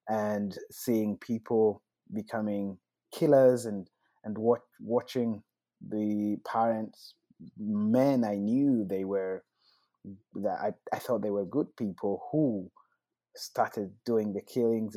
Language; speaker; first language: English; non-native, local second language; Kinyarwanda